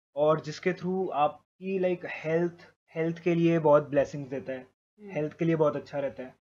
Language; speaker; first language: Hindi; native; Hindi